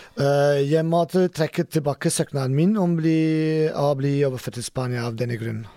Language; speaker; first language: Norwegian; non-native, learner; German